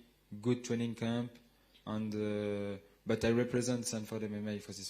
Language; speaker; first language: English; non-native, learner; French